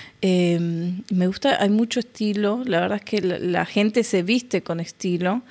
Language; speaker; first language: Spanish; native; Spanish